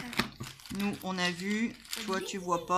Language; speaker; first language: French; native; French